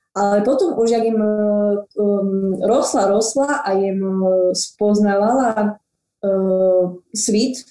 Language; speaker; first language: Slovak; non-native, local second language; Rusyn